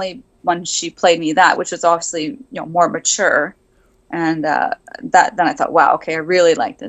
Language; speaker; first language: English; native; English